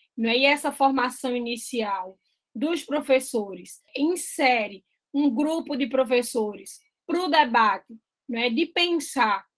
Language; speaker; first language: Portuguese; native; Portuguese